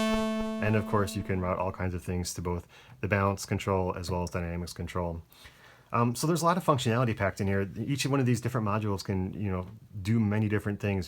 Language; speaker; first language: English; native; English